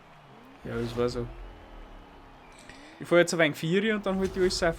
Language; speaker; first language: German; native; German